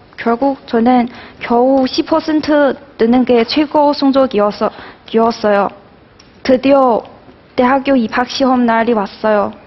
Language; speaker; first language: Korean; non-native, fluent; Chinese